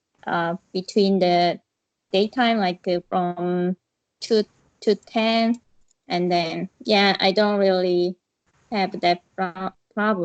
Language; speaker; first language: English; non-native, learner; Korean